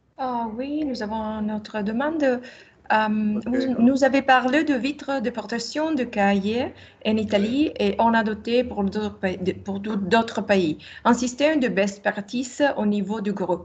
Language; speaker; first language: French; non-native, learner; Italian